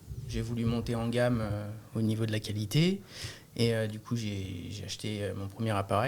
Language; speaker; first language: French; native; French